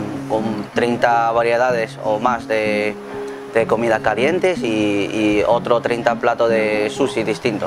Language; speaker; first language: Spanish; non-native, learner; Chinese